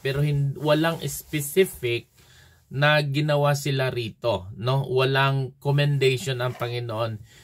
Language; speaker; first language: Filipino; non-native, local second language; Cebuano